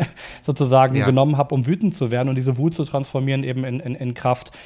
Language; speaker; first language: German; native; German